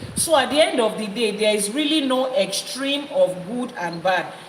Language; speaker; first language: English; non-native, local second language; Yoruba